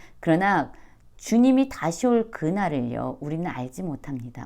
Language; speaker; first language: Korean; native; Korean